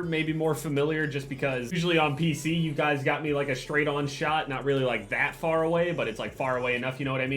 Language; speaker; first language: English; native; English